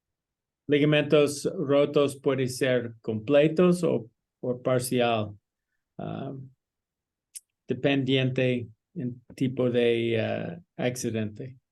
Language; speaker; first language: Spanish; non-native, learner; English